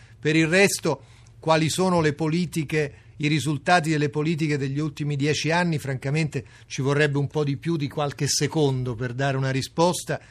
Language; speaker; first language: Italian; native; Italian